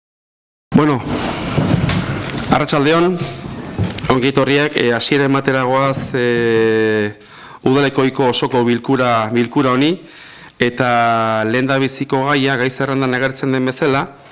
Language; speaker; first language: Basque; native; Basque